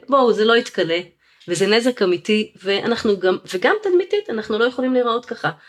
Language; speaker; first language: Hebrew; native; Hebrew